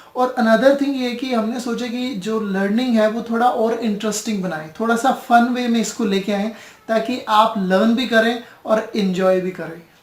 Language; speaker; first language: Hindi; native; Hindi